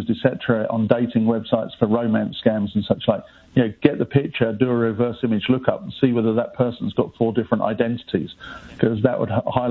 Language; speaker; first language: English; native; English